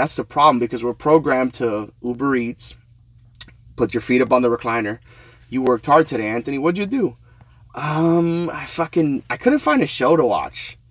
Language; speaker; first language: English; native; English